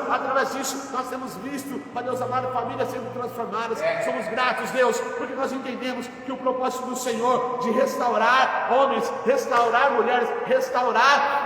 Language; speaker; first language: Portuguese; native; Portuguese